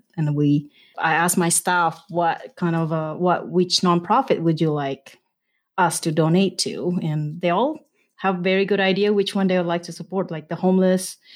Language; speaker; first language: English; non-native, fluent; Indonesian